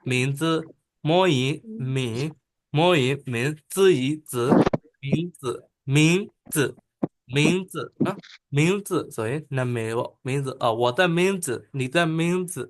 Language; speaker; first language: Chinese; non-native, fluent; Burmese